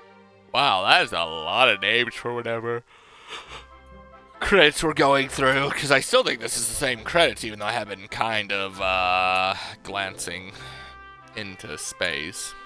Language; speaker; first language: English; native; English